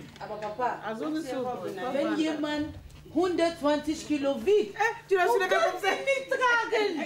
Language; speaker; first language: German; non-native, fluent; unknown